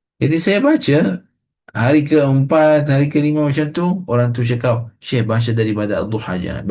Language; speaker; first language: Malay; non-native, fluent; Arabic